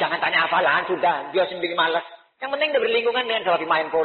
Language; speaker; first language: Indonesian; native; Indonesian